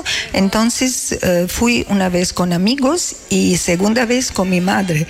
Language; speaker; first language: Spanish; non-native, learner; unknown